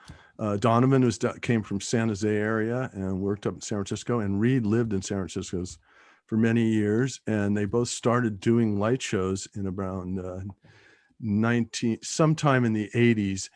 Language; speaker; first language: English; native; English